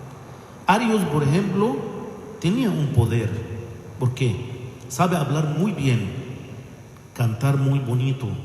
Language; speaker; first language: Spanish; non-native, fluent; Arabic